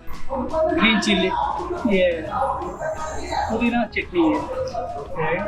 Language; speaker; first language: Hindi; non-native, local second language; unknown